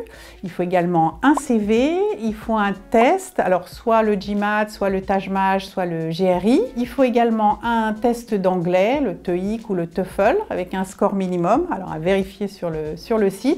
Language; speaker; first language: French; native; French